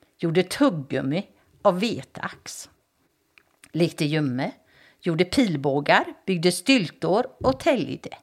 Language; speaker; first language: Swedish; native; Swedish